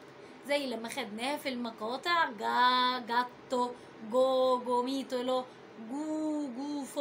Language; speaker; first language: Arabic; native; Arabic